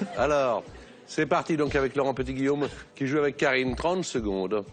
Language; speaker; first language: French; native; French